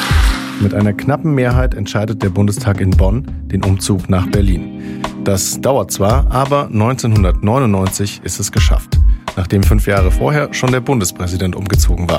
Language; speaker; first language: German; native; German